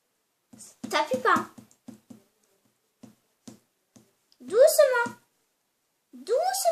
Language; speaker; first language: French; native; French